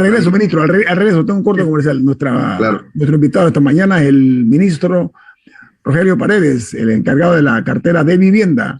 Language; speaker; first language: Spanish; native; Spanish